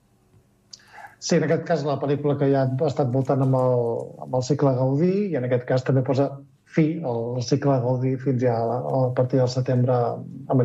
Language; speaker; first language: Catalan; native; Catalan